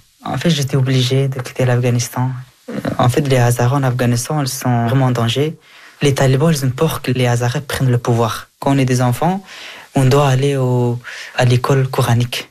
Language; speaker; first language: French; early bilingual, other home language; Persian